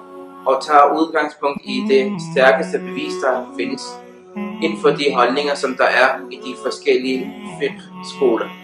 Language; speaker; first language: Danish; early bilingual, other home language; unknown